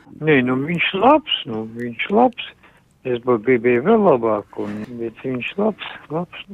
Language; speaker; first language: Latvian; non-native, local second language; Russian